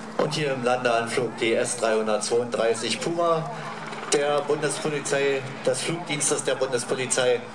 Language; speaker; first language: German; native; German